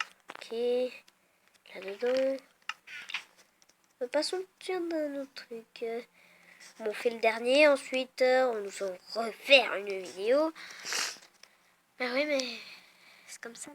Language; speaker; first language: French; native; French